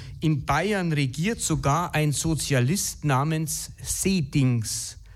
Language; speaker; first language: German; native; German